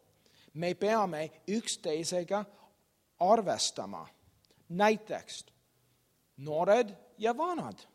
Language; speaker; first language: Estonian; non-native, learner; English